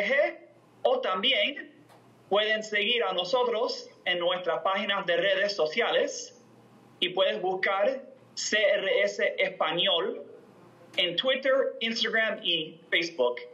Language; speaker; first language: Spanish; non-native, fluent; English